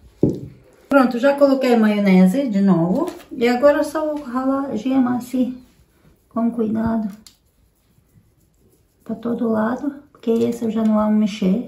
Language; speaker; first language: Portuguese; non-native, learner; Ukrainian